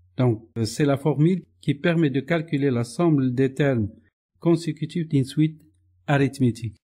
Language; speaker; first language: French; non-native, local second language; Arabic